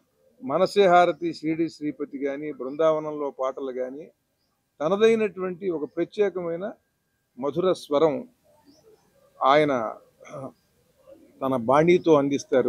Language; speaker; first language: Telugu; native; Telugu